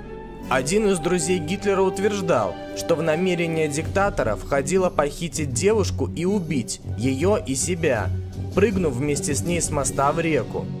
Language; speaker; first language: Russian; native; Russian